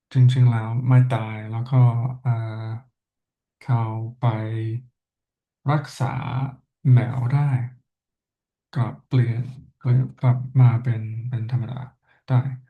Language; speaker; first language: Thai; non-native, learner; English